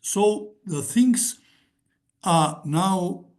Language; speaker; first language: English; non-native, fluent; Macedonian